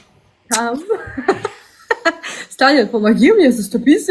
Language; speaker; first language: Russian; native; Russian